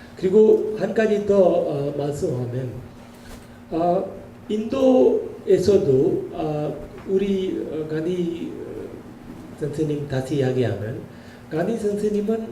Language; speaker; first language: Korean; non-native, learner; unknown